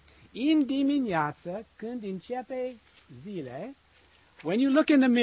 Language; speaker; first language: Romanian; non-native, learner; English